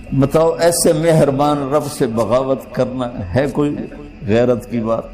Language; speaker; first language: Urdu; non-native, local second language; Punjabi